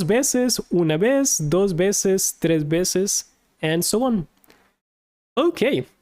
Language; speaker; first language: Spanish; non-native, fluent; English